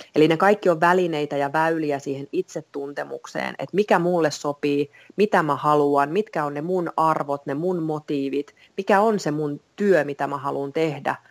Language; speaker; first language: Finnish; native; Finnish